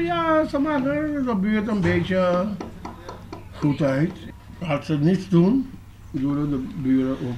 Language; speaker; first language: Dutch; non-native, local second language; Papiamento